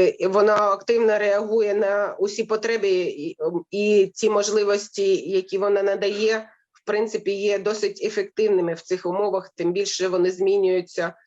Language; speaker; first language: Ukrainian; native; Ukrainian